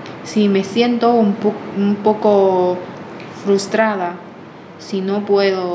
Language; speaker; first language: Spanish; non-native, fluent; Chinese